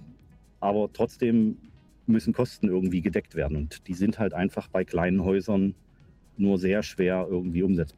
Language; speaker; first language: German; native; German